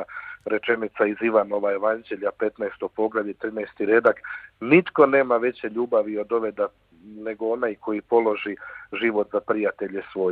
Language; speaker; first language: Croatian; native; Croatian